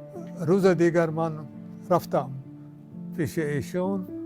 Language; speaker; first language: Persian; non-native, fluent; Urdu